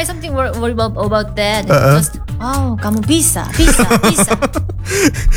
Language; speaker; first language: English; non-native, learner; Indonesian